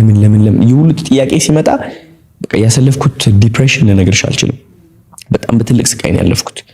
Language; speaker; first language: Amharic; non-native, local second language; Tigrinya